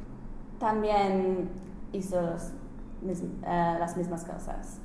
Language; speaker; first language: Spanish; non-native, learner; English